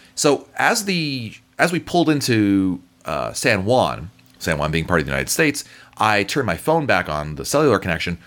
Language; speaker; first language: English; native; English